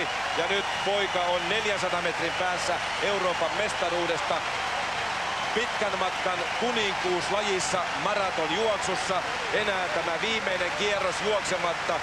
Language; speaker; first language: Finnish; native; Finnish